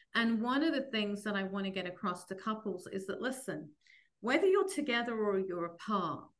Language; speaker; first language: English; native; English